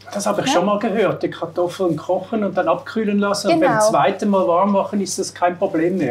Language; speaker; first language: German; native; German